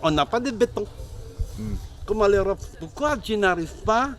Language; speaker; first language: French; non-native, learner; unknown